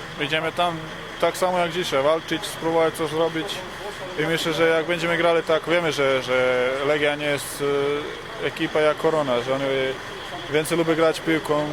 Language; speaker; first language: Polish; non-native, learner; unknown